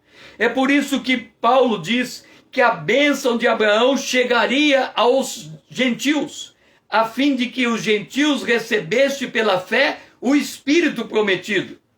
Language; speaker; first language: Portuguese; native; Portuguese